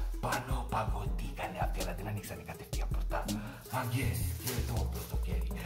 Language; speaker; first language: Greek; non-native, fluent; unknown